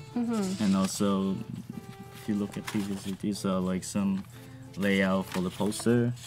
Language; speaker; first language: English; non-native, local second language; Cantonese